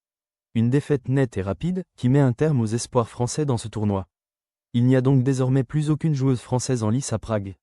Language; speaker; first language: French; native; French